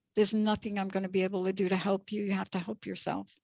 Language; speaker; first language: English; native; English